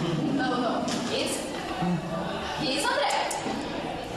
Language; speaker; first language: English; non-native, learner; Portuguese